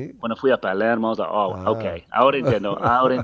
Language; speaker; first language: Spanish; non-native, learner; English